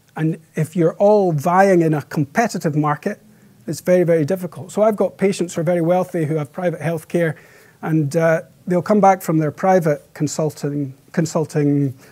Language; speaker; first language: English; native; English